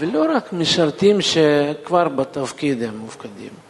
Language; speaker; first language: Hebrew; non-native, fluent; Russian